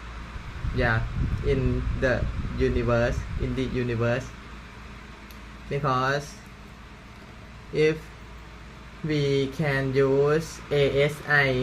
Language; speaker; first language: English; non-native, learner; Thai